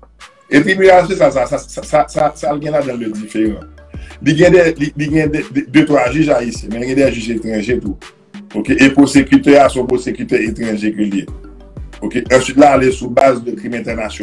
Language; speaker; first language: French; non-native, local second language; Haitian Creole